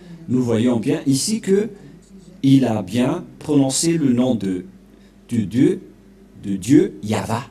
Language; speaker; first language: French; non-native, local second language; Malagasy